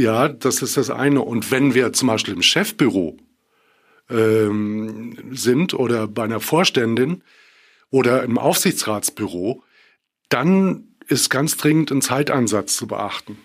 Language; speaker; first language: German; native; German